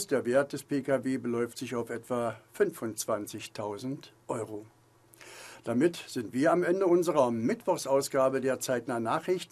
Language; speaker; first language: German; native; German